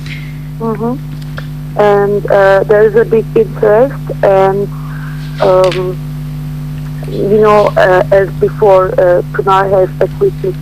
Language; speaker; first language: English; non-native, learner; Turkish